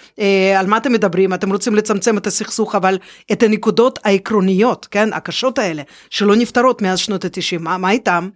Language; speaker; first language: Hebrew; non-native, fluent; Russian